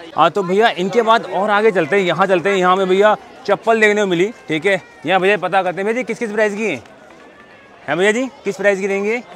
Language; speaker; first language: Hindi; native; Hindi